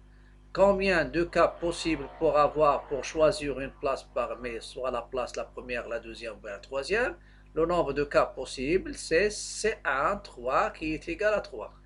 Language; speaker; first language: French; non-native, local second language; Arabic